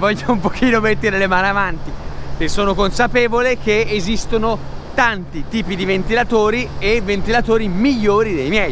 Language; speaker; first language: Italian; native; Italian